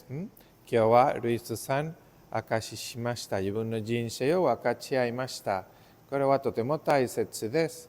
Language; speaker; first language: Japanese; non-native, learner; Spanish